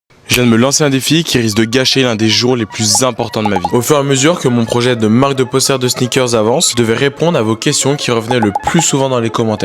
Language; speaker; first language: French; native; French